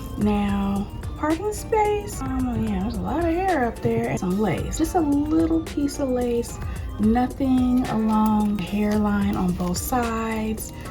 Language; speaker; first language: English; native; English